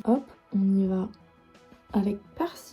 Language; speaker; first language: French; native; French